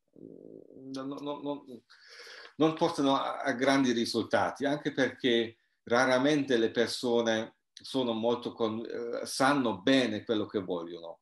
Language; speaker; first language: Italian; non-native, fluent; German